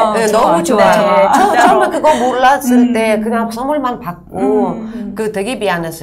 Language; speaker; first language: Korean; non-native, fluent; Russian